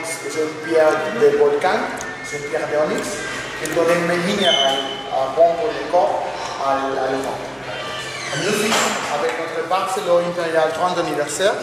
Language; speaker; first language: French; non-native, learner; Spanish